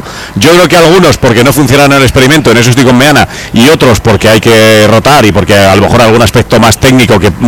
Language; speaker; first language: Spanish; native; Spanish